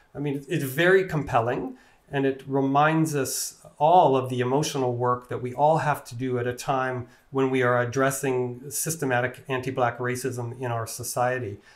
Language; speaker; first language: English; native; English